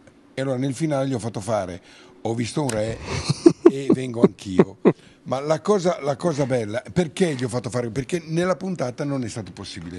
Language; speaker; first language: Italian; native; Italian